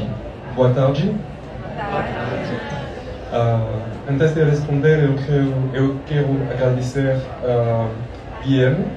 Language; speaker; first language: Portuguese; non-native, learner; French